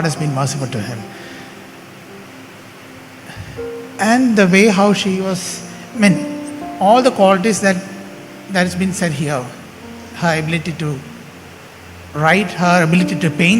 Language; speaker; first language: English; non-native, local second language; Malayalam